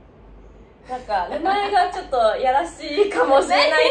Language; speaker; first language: Japanese; non-native, fluent; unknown